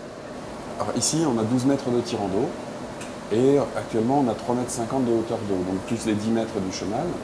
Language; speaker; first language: French; native; French